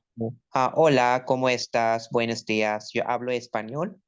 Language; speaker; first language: Spanish; non-native, learner; Hindi